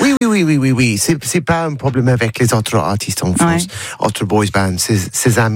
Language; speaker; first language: French; non-native, learner; English